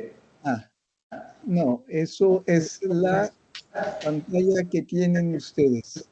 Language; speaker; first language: Spanish; non-native, learner; French